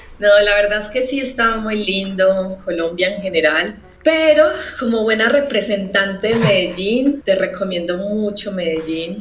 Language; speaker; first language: Spanish; native; Spanish